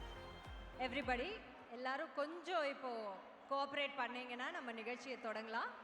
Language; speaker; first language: Tamil; native; Tamil